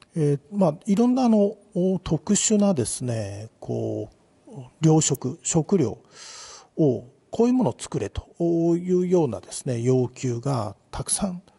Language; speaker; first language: Japanese; native; Japanese